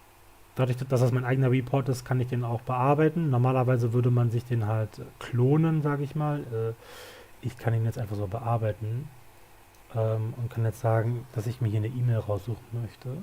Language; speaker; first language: German; native; German